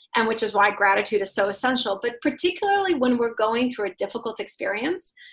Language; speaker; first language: English; non-native, fluent; Russian